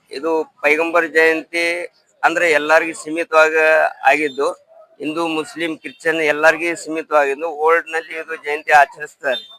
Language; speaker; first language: Kannada; non-native, local second language; Urdu